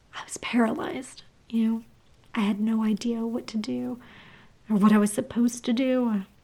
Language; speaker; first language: English; native; English